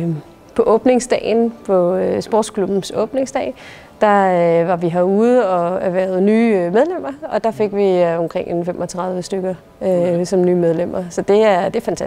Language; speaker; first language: Danish; native; Danish